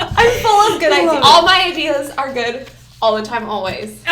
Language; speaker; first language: English; native; English